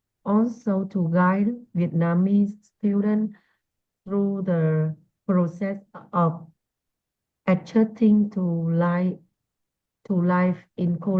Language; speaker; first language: English; non-native, learner; Vietnamese